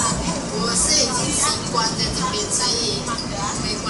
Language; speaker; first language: Chinese; non-native, learner; Indonesian